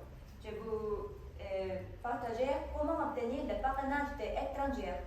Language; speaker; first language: French; non-native, learner; Korean